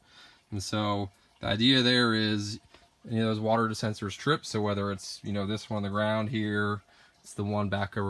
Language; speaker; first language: English; native; English